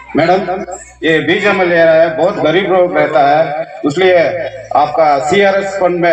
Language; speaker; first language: Hindi; non-native, local second language; Tamil